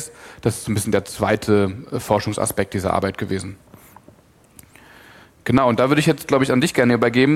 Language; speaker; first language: German; native; German